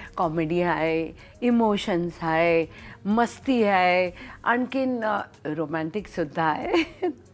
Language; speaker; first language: Marathi; non-native, local second language; Hindi